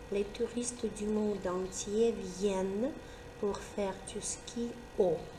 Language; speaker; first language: French; non-native, fluent; Ukrainian